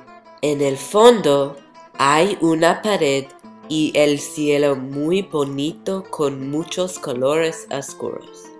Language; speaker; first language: Spanish; non-native, learner; English